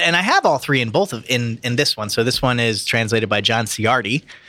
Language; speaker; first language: English; native; English